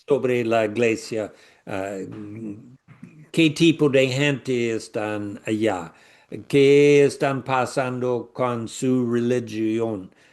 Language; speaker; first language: Spanish; non-native, learner; English